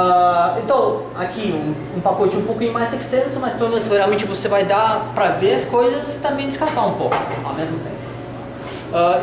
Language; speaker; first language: Portuguese; non-native, learner; Russian